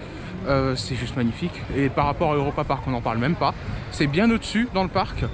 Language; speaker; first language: French; native; French